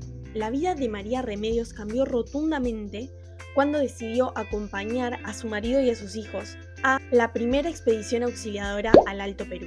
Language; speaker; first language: Spanish; native; Spanish